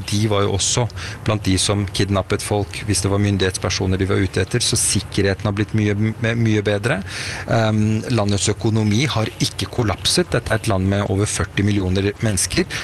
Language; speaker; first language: Norwegian; early bilingual, other home language; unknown